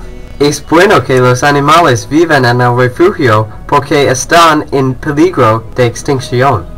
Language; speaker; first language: Spanish; non-native, learner; English